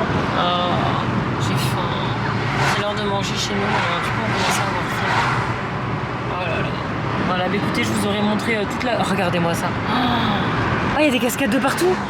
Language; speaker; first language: French; native; French